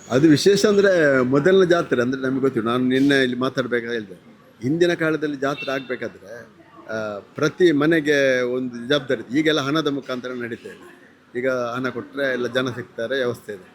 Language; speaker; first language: Kannada; non-native, local second language; Tulu